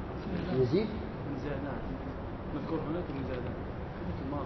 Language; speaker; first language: Arabic; native; Arabic